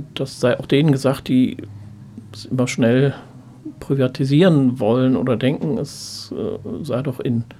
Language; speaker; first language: German; native; German